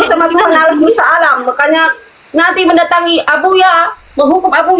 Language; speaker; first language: Indonesian; native; Indonesian